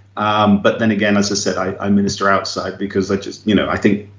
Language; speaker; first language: English; native; English